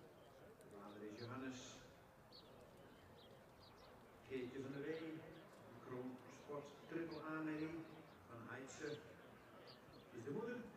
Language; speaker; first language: Dutch; native; Dutch